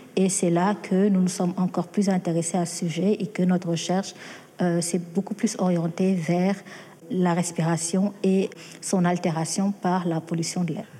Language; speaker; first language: French; non-native, local second language; Wolof